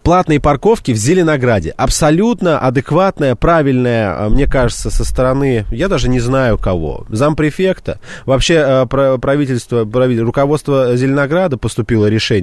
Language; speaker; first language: Russian; native; Russian